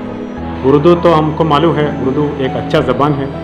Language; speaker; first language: Hindi; non-native, local second language; Malayalam